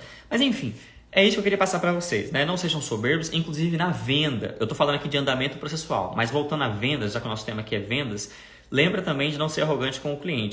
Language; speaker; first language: Portuguese; native; Portuguese